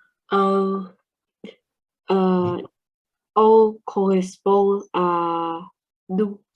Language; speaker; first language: French; non-native, learner; Vietnamese